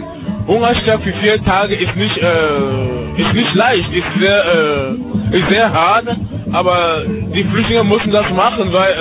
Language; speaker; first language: German; non-native, learner; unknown